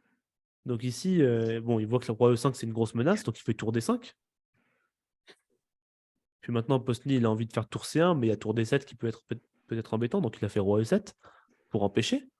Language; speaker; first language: French; native; French